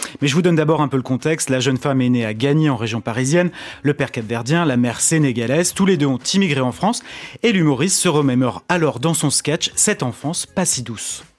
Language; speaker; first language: French; native; French